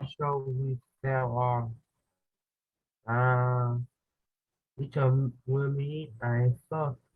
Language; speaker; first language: English; non-native, learner; Vietnamese